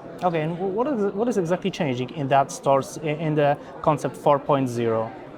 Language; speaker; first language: English; non-native, fluent; Polish